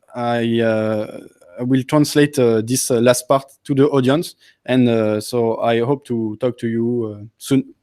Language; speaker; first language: English; non-native, learner; French